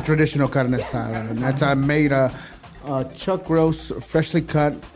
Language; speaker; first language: English; early bilingual, other home language; Spanish